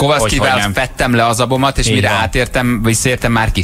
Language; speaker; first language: Hungarian; native; Hungarian